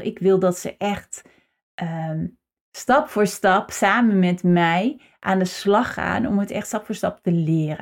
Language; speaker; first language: Dutch; native; Dutch